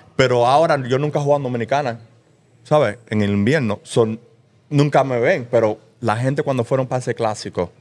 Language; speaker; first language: Spanish; early bilingual, heritage; Spanish